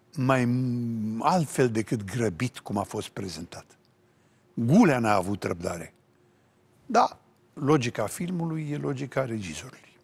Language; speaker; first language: Romanian; native; Romanian